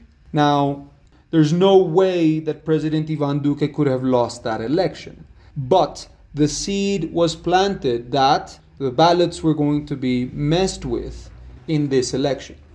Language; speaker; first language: English; non-native, fluent; Spanish